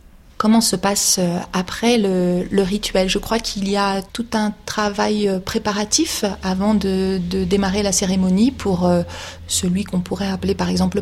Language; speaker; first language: French; native; French